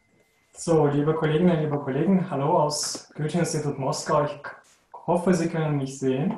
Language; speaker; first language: German; non-native, fluent; Russian